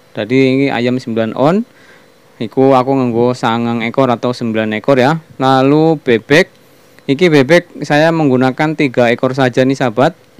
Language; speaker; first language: Indonesian; non-native, local second language; Javanese